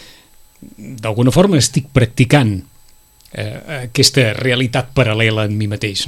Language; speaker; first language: Catalan; native; Catalan